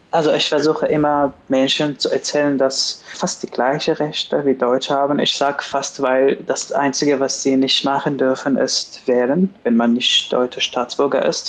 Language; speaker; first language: German; non-native, fluent; Arabic